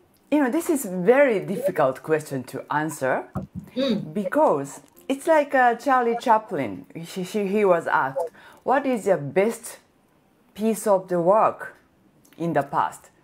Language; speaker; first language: English; non-native, fluent; Japanese